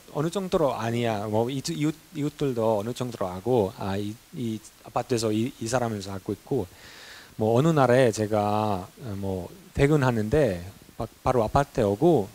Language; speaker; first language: Korean; non-native, fluent; Finnish